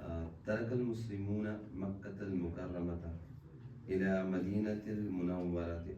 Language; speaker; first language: Arabic; non-native, learner; Urdu